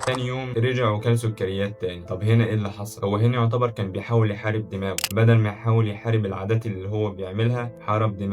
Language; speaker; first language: Arabic; native; Arabic